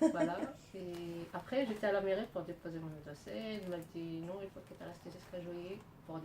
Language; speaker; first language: French; non-native, learner; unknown